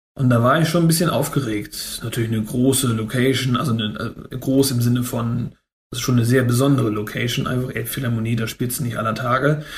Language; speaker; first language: German; native; German